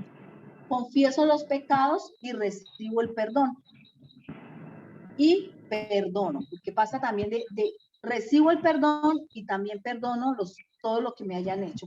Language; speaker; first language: Spanish; native; Spanish